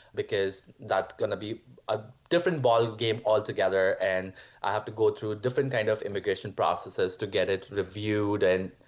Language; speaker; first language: English; non-native, local second language; Hindi